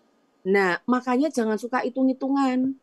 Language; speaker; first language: Indonesian; native; Indonesian